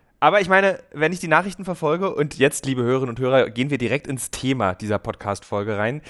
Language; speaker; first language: German; native; German